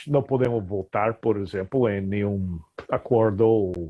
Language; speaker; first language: Portuguese; non-native, fluent; English